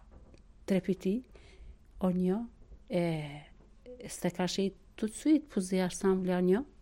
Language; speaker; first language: French; non-native, learner; Albanian